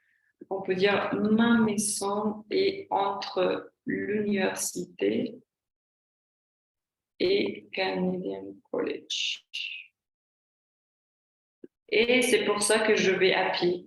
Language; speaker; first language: French; non-native, fluent; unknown